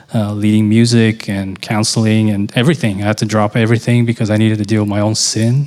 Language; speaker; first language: English; non-native, fluent; Portuguese